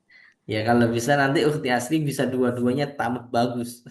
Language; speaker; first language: Malay; native; Malay